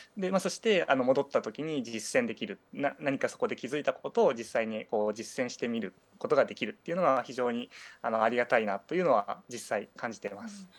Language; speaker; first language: Japanese; native; Japanese